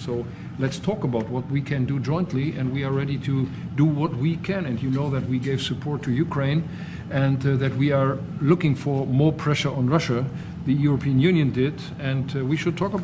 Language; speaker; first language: English; non-native, fluent; German